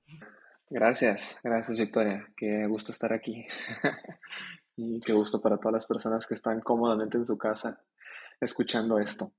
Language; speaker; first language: Spanish; native; Spanish